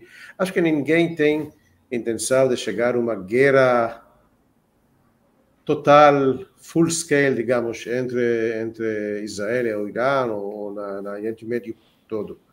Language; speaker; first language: Portuguese; non-native, fluent; Hebrew